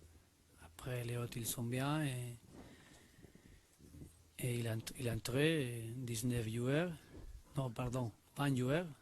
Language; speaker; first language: French; non-native, learner; Spanish